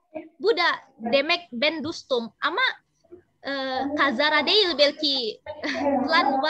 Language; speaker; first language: Turkish; non-native, learner; Indonesian